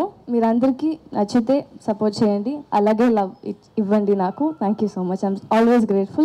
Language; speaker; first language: Telugu; non-native, local second language; Tamil